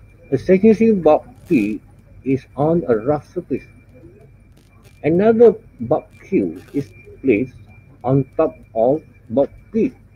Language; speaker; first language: English; non-native, local second language; Malay